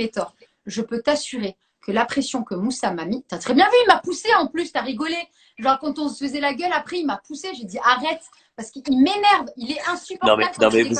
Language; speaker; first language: French; native; French